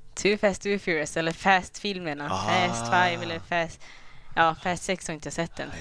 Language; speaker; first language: Swedish; early bilingual, other home language; Kinyarwanda